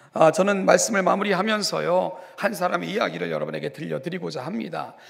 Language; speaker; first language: Korean; native; Korean